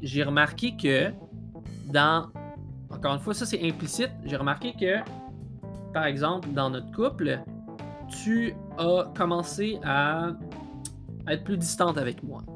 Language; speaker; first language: French; native; French